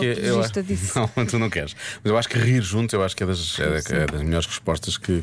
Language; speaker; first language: Portuguese; native; Portuguese